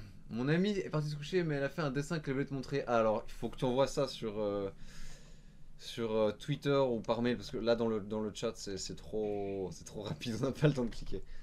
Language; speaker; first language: French; native; French